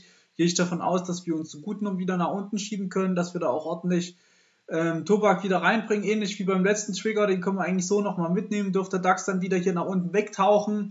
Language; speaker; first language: German; native; German